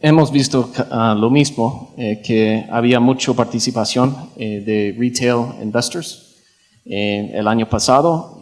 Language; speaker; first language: Spanish; non-native, fluent; English